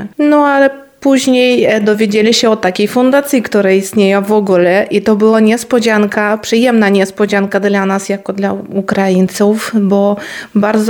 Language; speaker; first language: Polish; non-native, fluent; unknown